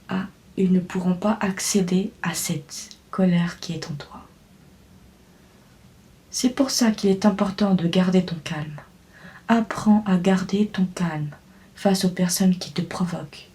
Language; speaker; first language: French; native; French